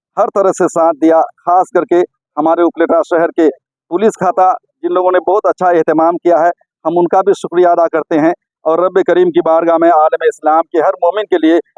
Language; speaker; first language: Hindi; non-native, local second language; Gujarati